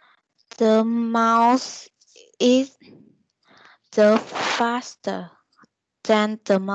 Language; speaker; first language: English; non-native, learner; Vietnamese